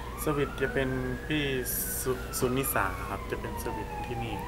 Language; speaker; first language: Thai; native; Thai